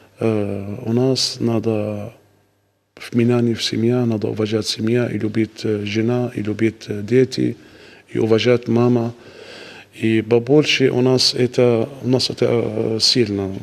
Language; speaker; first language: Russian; non-native, learner; Arabic